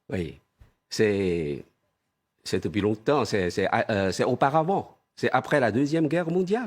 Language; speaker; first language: French; non-native, fluent; Chinese